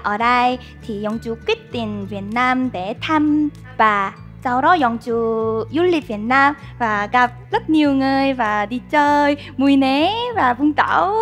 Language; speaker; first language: Vietnamese; non-native, learner; Korean